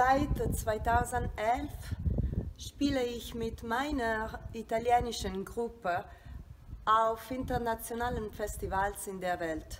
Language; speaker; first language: German; non-native, fluent; Italian